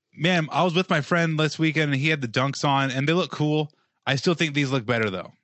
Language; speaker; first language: English; native; English